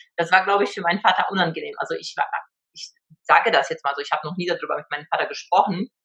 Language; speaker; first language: German; early bilingual, other home language; Polish